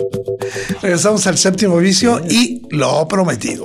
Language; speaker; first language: Spanish; native; Spanish